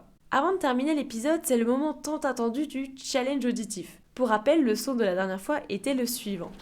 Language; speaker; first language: French; native; French